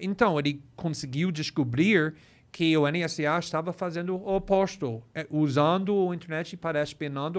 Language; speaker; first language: Portuguese; non-native, fluent; English